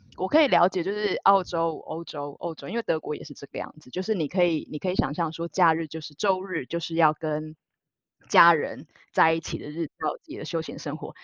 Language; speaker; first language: Chinese; native; Chinese